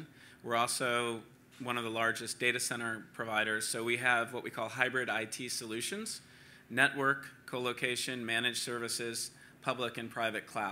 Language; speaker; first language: English; native; English